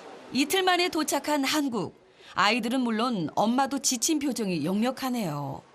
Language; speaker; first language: Korean; native; Korean